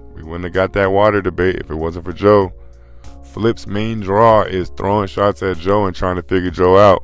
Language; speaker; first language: English; native; English